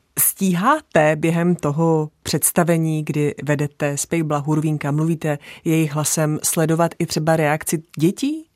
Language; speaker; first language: Czech; native; Czech